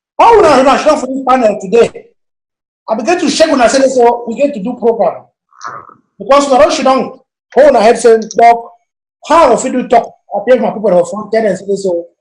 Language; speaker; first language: Nigerian Pidgin; native; Nigerian Pidgin